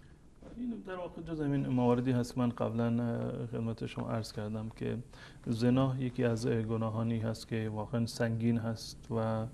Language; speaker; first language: Persian; native; Persian